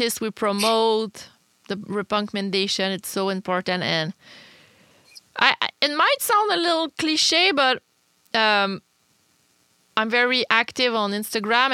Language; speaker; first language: English; non-native, fluent; French